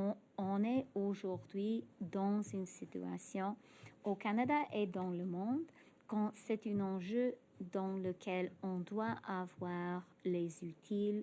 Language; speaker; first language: French; non-native, fluent; English